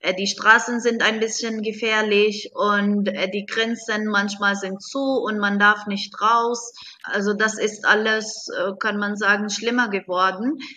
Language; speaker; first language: German; non-native, learner; Arabic